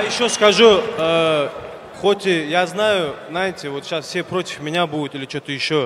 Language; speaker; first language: Russian; native; Russian